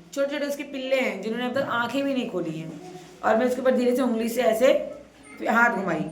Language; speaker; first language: Hindi; non-native, local second language; Marathi